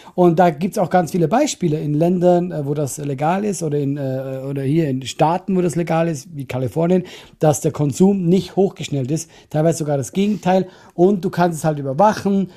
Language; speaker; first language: German; non-native, fluent; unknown